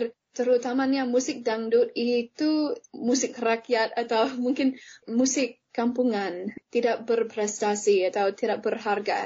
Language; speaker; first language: Indonesian; non-native, fluent; English